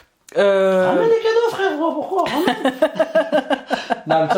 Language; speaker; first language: French; native; French